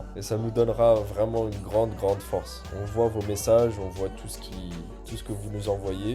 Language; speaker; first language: French; native; French